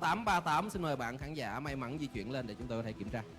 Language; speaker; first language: Vietnamese; native; Vietnamese